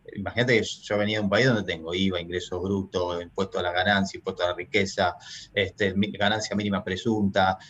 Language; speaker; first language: Spanish; native; Spanish